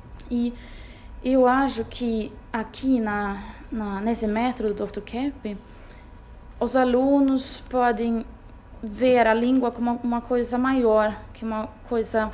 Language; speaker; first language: Portuguese; non-native, fluent; Swedish